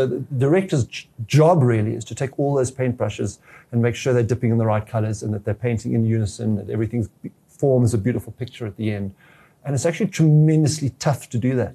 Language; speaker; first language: English; native; English